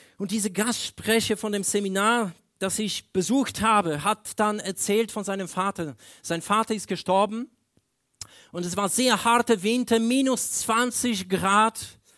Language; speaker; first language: German; non-native, fluent; Polish